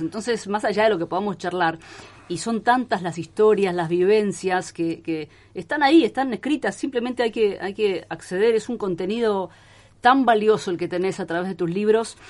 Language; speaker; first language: Spanish; native; Spanish